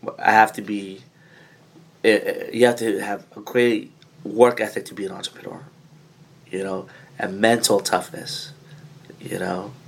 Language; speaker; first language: English; early bilingual, other home language; Filipino